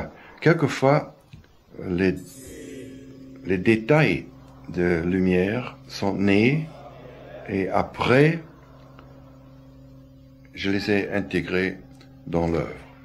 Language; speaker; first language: French; non-native, fluent; German